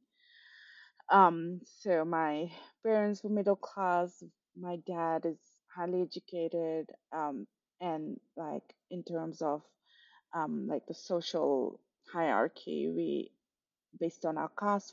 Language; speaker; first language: English; non-native, local second language; Nepali